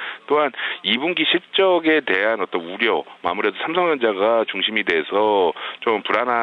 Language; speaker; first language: Korean; native; Korean